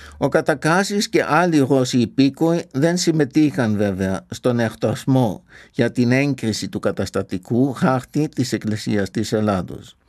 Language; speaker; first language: Greek; non-native, fluent; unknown